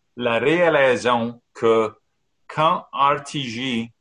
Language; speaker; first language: French; non-native, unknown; English